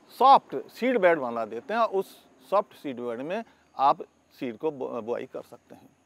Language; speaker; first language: Hindi; native; Hindi